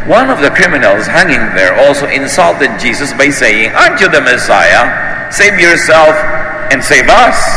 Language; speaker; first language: English; non-native, local second language; Filipino